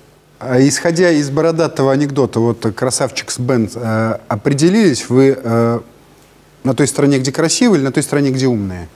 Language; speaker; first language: Russian; native; Russian